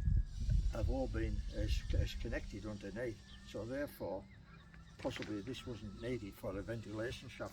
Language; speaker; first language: English; native; English